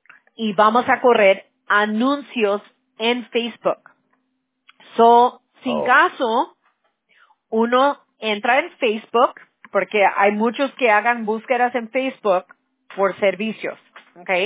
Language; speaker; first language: Spanish; early bilingual, heritage; Spanish